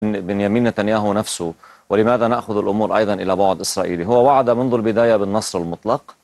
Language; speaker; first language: Arabic; native; Arabic